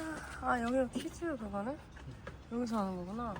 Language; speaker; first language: Korean; native; Korean